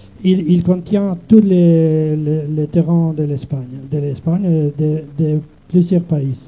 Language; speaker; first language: French; non-native, learner; Spanish